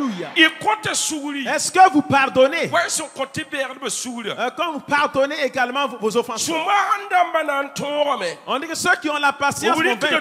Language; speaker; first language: French; non-native, local second language; Mossi